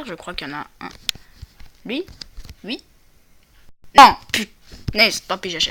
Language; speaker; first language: French; native; French